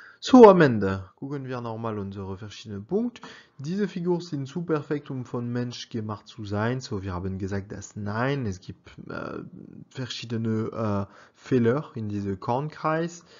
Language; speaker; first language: German; non-native, learner; French